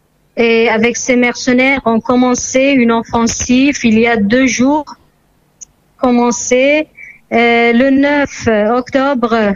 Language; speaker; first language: French; non-native, fluent; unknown